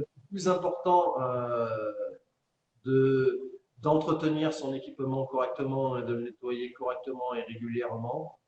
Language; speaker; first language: French; native; French